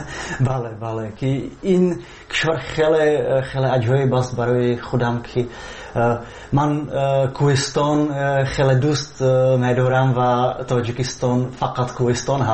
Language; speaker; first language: Persian; non-native, fluent; Czech